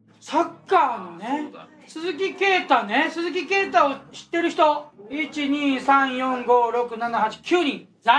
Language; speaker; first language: Japanese; native; Japanese